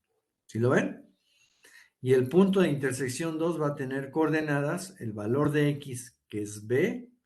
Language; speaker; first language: Spanish; native; Spanish